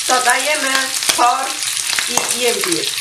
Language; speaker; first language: Polish; non-native, learner; Chinese